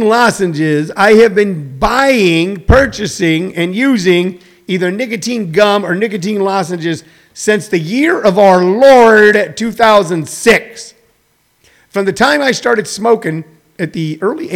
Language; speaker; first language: English; native; English